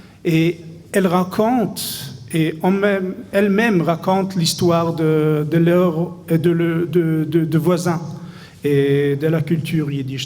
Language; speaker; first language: French; non-native, fluent; Hebrew